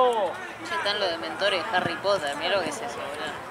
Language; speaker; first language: Spanish; native; Spanish